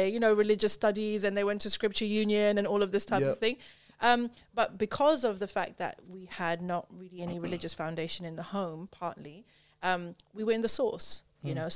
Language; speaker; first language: English; native; English